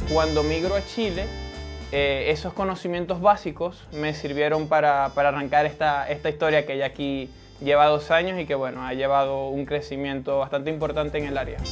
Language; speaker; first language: Spanish; native; Spanish